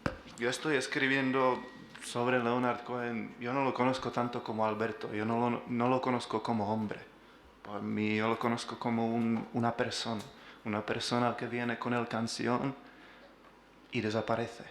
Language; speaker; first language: Spanish; non-native, learner; Czech